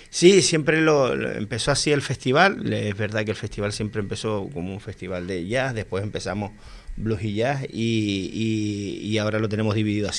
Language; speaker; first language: Spanish; native; Spanish